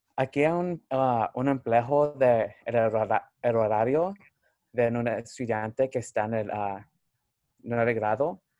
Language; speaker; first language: Spanish; early bilingual, heritage; Spanish